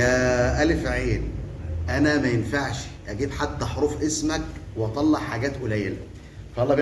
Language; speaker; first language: Arabic; native; Arabic